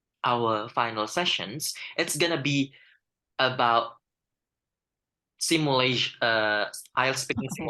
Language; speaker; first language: English; non-native, fluent; Indonesian